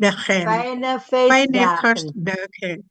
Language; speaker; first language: Dutch; non-native, fluent; Indonesian